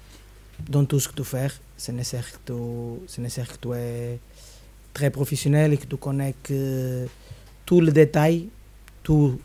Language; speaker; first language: French; non-native, fluent; Spanish